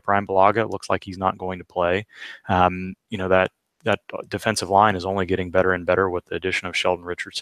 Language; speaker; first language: English; native; English